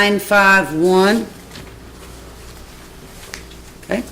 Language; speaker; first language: English; native; English